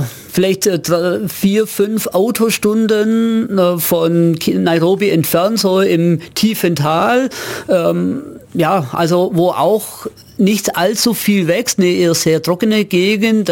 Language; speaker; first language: German; native; German